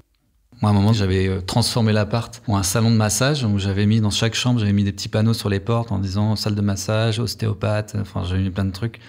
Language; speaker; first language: French; native; French